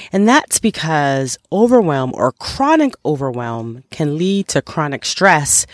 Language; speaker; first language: English; native; English